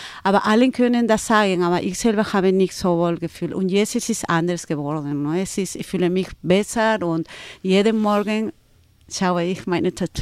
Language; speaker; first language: German; non-native, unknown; Spanish